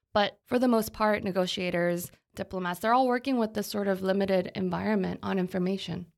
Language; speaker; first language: English; non-native, fluent; Korean